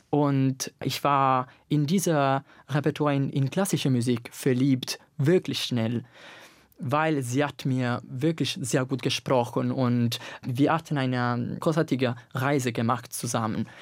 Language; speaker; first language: German; non-native, learner; Italian